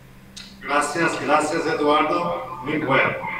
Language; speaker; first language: Spanish; non-native, learner; Portuguese